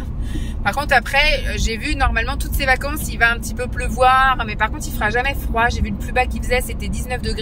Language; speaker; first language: French; native; French